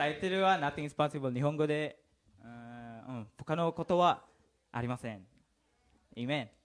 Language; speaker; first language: Japanese; non-native, learner; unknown